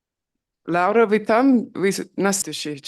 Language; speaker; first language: Russian; non-native, fluent; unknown